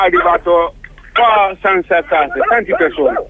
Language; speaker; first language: Italian; non-native, local second language; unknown